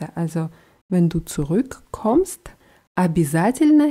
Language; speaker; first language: German; non-native, fluent; Russian